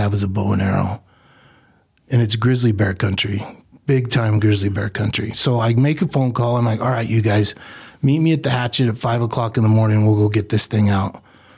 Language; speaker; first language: English; native; English